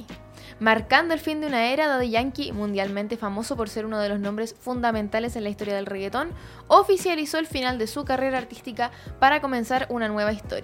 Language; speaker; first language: Spanish; native; Spanish